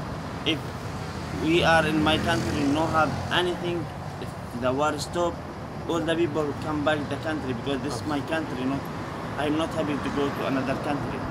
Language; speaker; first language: English; non-native, learner; Arabic